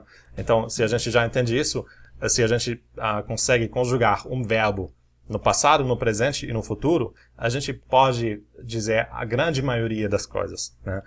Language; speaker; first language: Portuguese; non-native, fluent; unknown